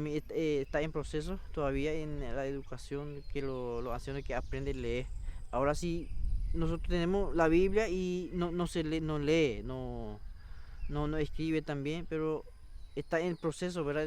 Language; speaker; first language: Spanish; non-native, local second language; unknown